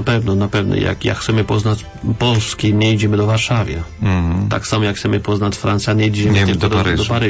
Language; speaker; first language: Polish; non-native, learner; French